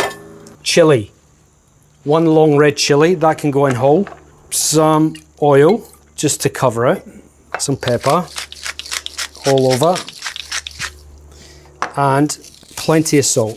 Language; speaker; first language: English; native; English